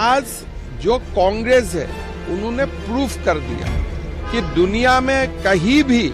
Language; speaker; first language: Hindi; non-native, local second language; Assamese